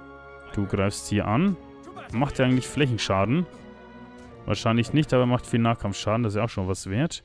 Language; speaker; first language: German; native; German